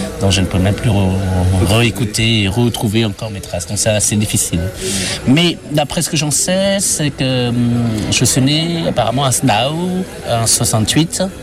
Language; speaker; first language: French; non-native, fluent; Khmer